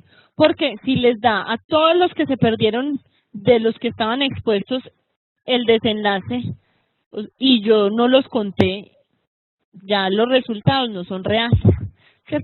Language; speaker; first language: Spanish; native; Spanish